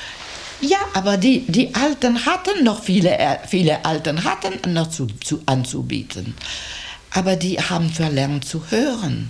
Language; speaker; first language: German; non-native, fluent; French